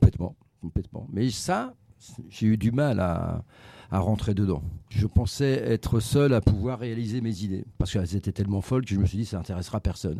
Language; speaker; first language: French; native; French